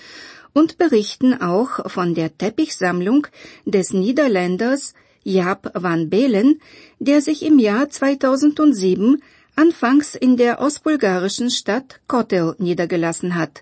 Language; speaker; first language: German; non-native, fluent; Bulgarian